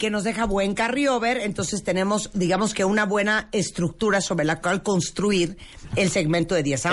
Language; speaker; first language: Spanish; native; Spanish